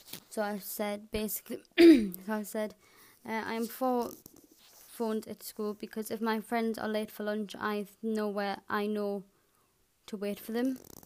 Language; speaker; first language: English; native; English